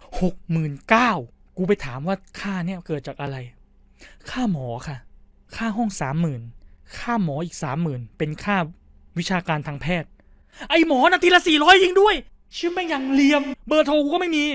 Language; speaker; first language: Thai; native; Thai